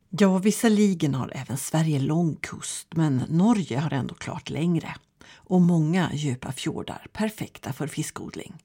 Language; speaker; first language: Swedish; native; Swedish